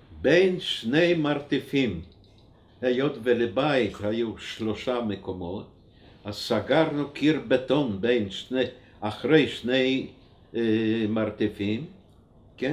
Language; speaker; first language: Hebrew; non-native, fluent; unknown